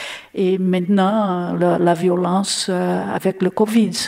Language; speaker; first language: French; non-native, learner; Portuguese